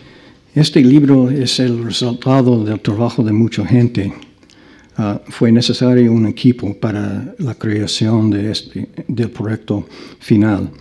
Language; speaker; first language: Spanish; non-native, fluent; English